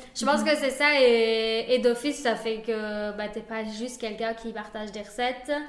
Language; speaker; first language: French; early bilingual, other home language; Spanish